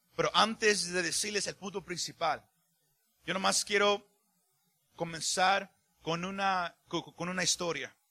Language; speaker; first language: Spanish; early bilingual, heritage; Spanish